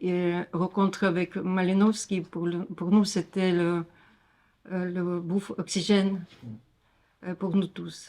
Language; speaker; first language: French; non-native, learner; Ukrainian